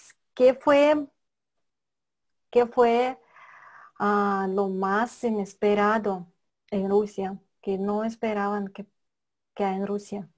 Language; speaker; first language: Spanish; non-native, fluent; Russian